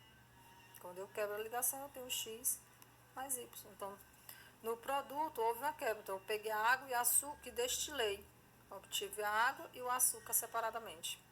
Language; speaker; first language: Portuguese; native; Portuguese